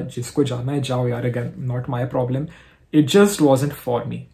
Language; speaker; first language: English; non-native, local second language; Hindi